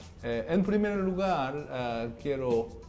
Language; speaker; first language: Spanish; non-native, learner; Korean